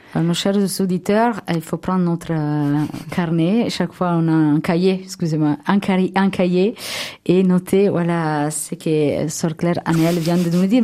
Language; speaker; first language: French; non-native, fluent; Italian